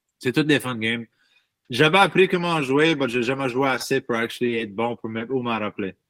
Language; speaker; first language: French; native; French